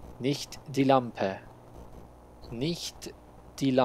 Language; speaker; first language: German; non-native, learner; Spanish